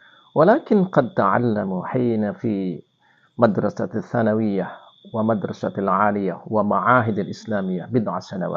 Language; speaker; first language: Arabic; non-native, fluent; Indonesian